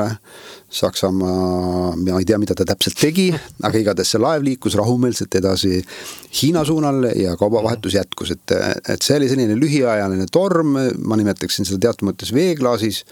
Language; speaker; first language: Estonian; native; Estonian